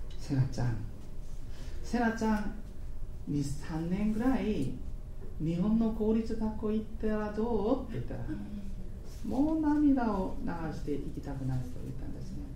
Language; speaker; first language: Japanese; non-native, fluent; Korean